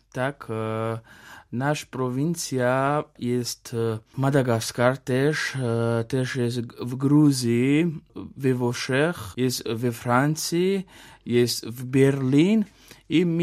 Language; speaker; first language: Polish; non-native, learner; Georgian